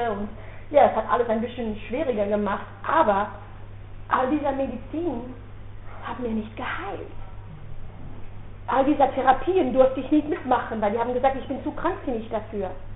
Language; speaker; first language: German; non-native, fluent; Dutch